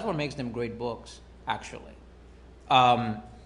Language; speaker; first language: English; early bilingual, other home language; Spanish